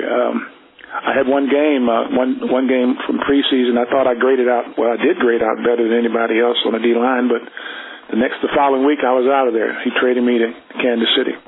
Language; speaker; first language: English; native; English